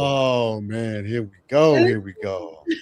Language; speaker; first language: English; native; English